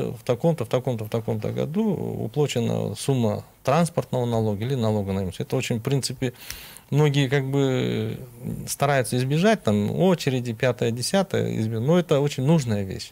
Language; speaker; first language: Russian; non-native, local second language; Kyrgyz